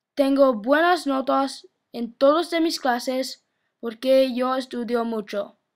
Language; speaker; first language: Spanish; non-native, learner; English